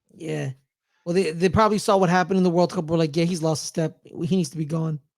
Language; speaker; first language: English; native; English